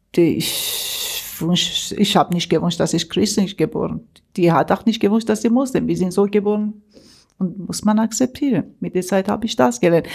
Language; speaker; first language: German; non-native, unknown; Armenian